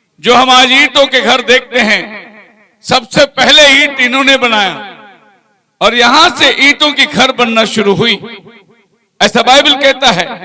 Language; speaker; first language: Hindi; non-native, local second language; Tamil